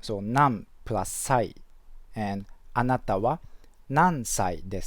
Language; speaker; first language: Japanese; non-native, fluent; English